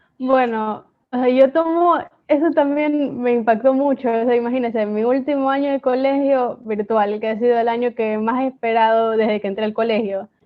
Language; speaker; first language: Spanish; native; Spanish